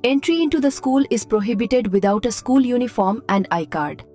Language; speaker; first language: English; non-native, local second language; Bangla